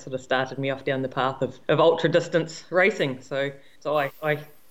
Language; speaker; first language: English; native; English